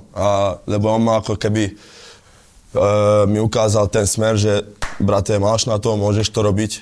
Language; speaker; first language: Slovak; early bilingual, other home language; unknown